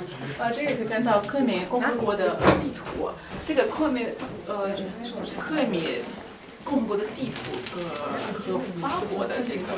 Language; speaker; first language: Chinese; non-native, fluent; Russian